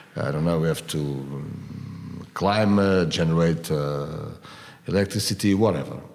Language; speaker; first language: English; non-native, fluent; Portuguese